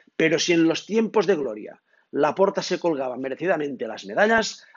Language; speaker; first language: Spanish; non-native, local second language; Catalan